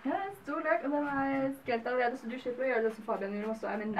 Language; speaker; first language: Norwegian; native; Norwegian